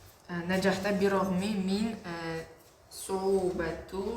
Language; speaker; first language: Arabic; non-native, learner; Uzbek